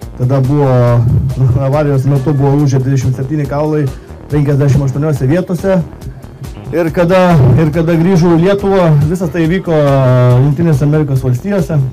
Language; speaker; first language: Lithuanian; native; Lithuanian